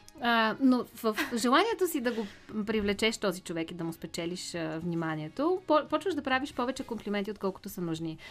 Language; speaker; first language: Bulgarian; native; Bulgarian